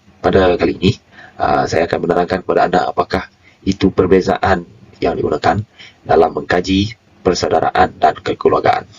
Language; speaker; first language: Malay; non-native, local second language; Iban